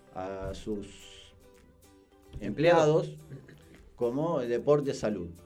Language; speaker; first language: Spanish; native; Spanish